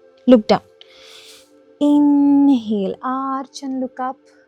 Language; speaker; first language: English; non-native, local second language; Malayalam